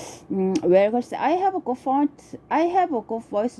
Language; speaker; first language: English; non-native, learner; Korean